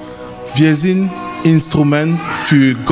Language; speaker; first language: German; non-native, fluent; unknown